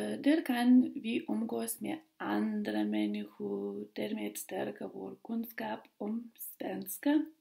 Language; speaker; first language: Swedish; non-native, learner; Lithuanian